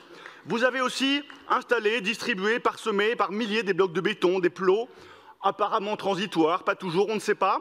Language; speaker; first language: French; native; French